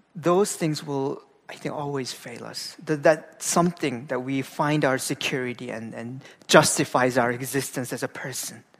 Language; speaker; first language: English; non-native, fluent; Korean